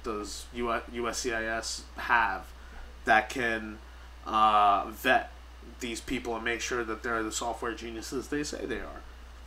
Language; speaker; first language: English; native; English